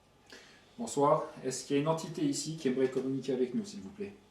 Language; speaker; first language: French; native; French